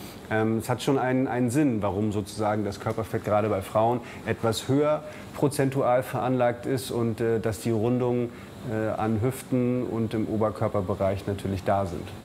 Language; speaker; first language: German; native; German